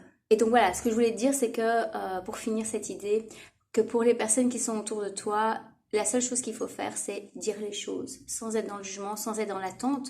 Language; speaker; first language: French; native; French